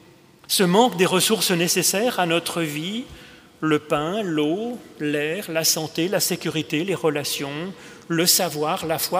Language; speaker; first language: French; native; French